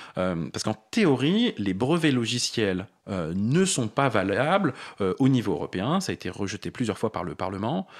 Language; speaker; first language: French; native; French